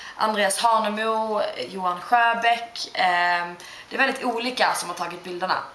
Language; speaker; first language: Swedish; early bilingual, other home language; Turkish